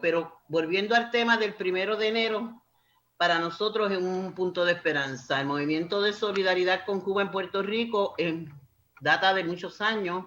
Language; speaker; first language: Spanish; native; Spanish